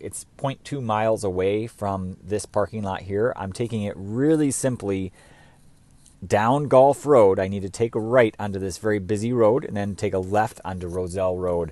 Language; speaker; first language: English; native; English